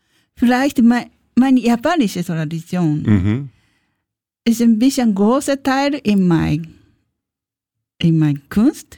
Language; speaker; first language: German; non-native, learner; Japanese